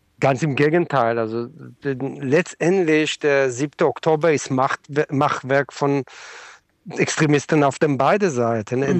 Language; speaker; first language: German; non-native, fluent; Hebrew